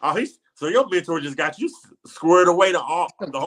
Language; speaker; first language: English; native; English